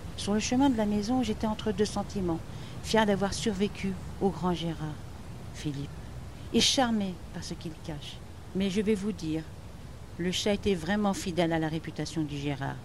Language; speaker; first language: French; native; French